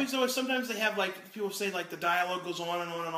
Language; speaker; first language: English; native; English